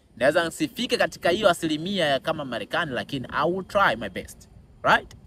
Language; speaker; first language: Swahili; native; Swahili